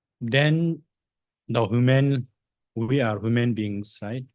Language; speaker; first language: English; non-native, fluent; Tibetan